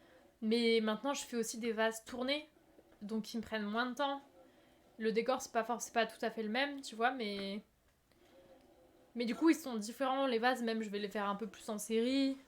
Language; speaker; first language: French; native; French